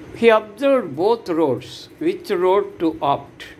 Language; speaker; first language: English; non-native, local second language; Telugu